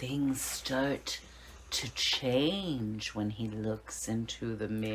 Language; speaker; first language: English; native; English